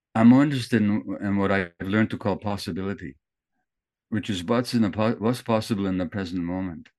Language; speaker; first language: English; early bilingual, other home language; Hungarian